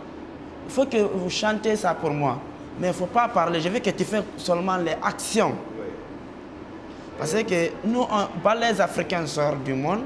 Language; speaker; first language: French; non-native, local second language; Mandingo